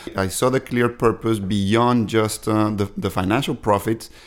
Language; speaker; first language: English; non-native, fluent; Spanish